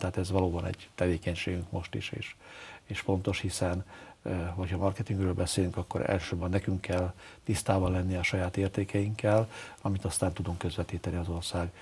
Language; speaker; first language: Hungarian; native; Hungarian